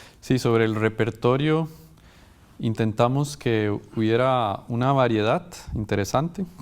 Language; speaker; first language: Spanish; native; Spanish